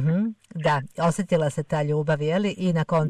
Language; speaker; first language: Serbian; native; Serbian